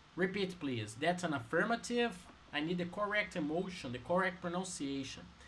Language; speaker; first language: English; non-native, fluent; Portuguese